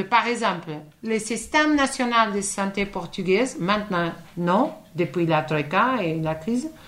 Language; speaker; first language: French; non-native, fluent; Portuguese